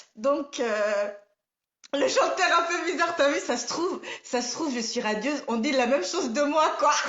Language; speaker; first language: French; non-native, local second language; Somali